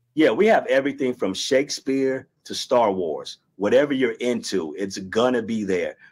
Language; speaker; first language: English; native; English